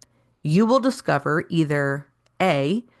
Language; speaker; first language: English; native; English